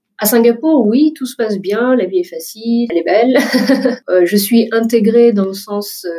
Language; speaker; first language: French; early bilingual, other home language; Vietnamese